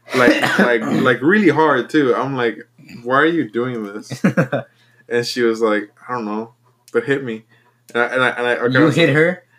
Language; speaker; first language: English; non-native, fluent; Spanish